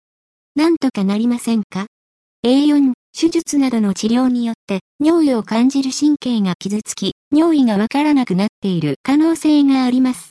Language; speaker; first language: Japanese; native; Japanese